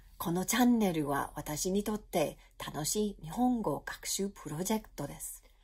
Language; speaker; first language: Japanese; non-native, learner; English